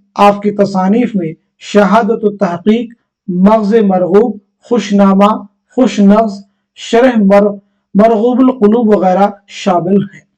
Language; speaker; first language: Urdu; native; Urdu